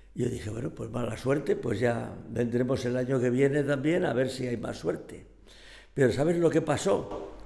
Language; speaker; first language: Spanish; native; Spanish